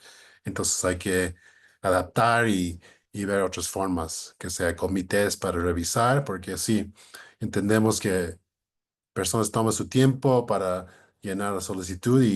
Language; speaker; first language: Spanish; non-native, fluent; English